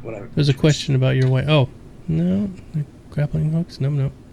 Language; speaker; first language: English; native; English